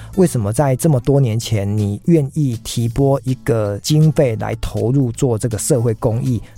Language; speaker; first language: Chinese; native; Chinese